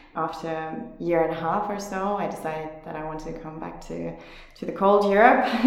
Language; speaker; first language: English; non-native, fluent; Finnish